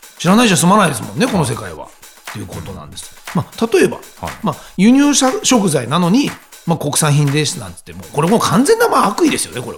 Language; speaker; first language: Japanese; native; Japanese